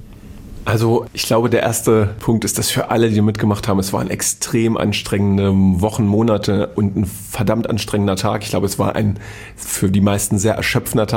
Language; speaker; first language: German; native; German